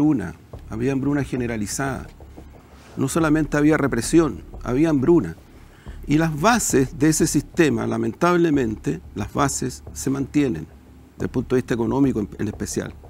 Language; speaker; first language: Spanish; native; Spanish